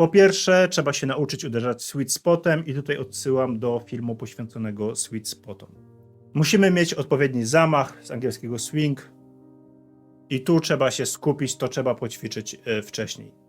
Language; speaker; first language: Polish; native; Polish